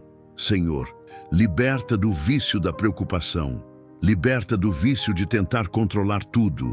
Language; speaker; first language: Portuguese; native; Portuguese